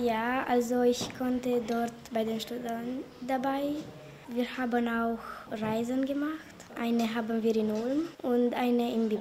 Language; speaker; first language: German; non-native, learner; Romanian